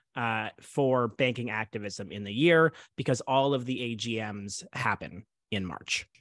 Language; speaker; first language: English; native; English